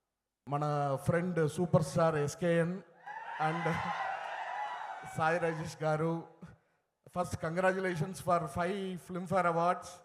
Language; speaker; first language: Telugu; non-native, learner; Tamil